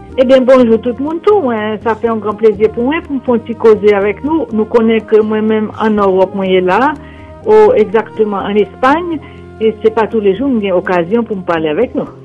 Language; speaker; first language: French; non-native, local second language; Haitian Creole